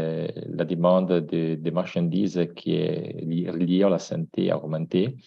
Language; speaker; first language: French; non-native, fluent; Italian